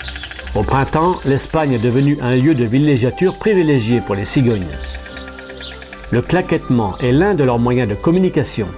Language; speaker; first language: French; native; French